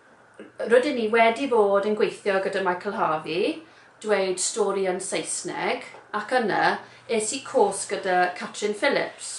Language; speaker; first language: Welsh; non-native, learner; English